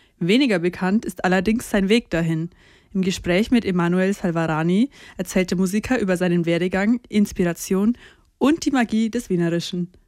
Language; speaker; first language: German; native; German